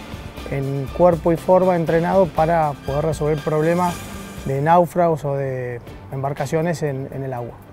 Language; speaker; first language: Spanish; native; Spanish